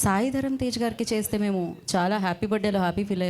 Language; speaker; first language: Telugu; native; Telugu